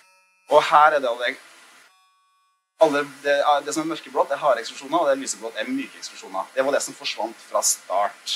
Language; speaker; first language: Norwegian; native; Norwegian